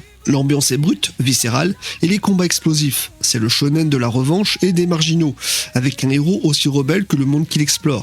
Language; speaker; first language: French; native; French